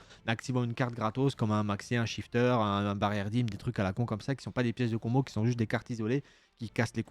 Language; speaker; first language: French; native; French